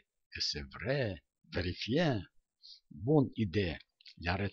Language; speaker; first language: French; non-native, learner; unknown